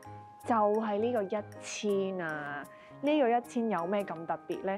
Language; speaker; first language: Cantonese; native; Cantonese